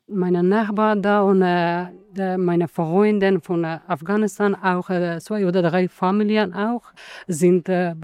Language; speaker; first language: German; non-native, learner; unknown